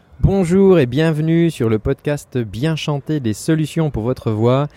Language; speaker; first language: French; native; French